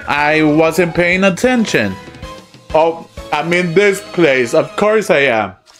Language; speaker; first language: English; early bilingual, other home language; Spanish